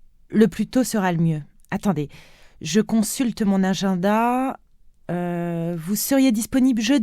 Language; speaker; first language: French; native; French